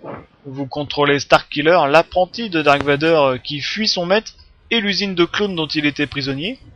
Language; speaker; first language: French; native; French